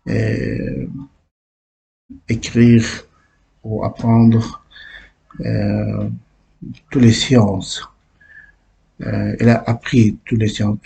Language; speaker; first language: French; non-native, learner; Uzbek